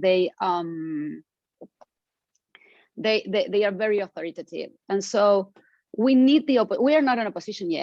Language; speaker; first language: English; non-native, fluent; Spanish